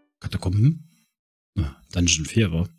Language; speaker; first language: German; native; German